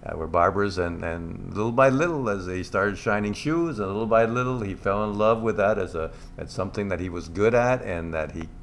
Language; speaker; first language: English; non-native, local second language; Spanish